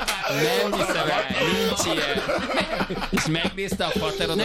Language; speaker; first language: Hungarian; native; Hungarian